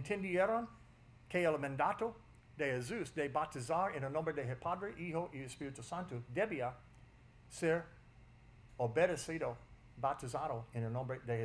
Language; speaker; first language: Spanish; non-native, fluent; English